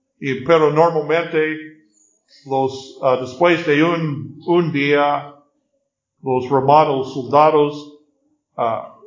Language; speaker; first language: Spanish; non-native, learner; English